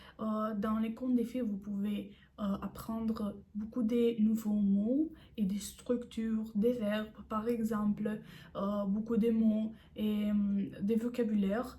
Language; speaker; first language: French; non-native, learner; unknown